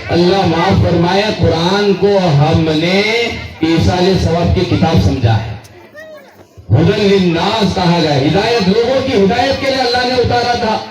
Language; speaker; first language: Urdu; native; Urdu